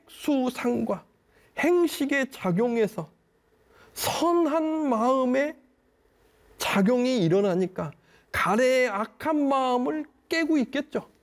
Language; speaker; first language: Korean; native; Korean